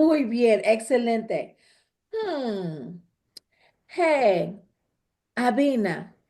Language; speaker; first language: Spanish; non-native, fluent; English